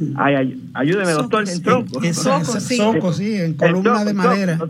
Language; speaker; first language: Spanish; native; Spanish